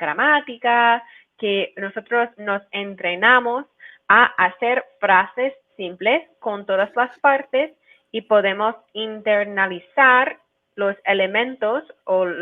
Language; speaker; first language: Spanish; non-native, fluent; English